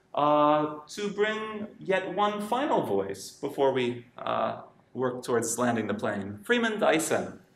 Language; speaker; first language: English; native; English